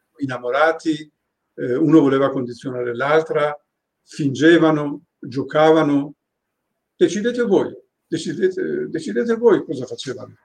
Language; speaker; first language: Italian; non-native, fluent; Persian